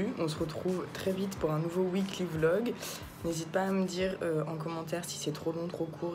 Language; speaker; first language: French; native; French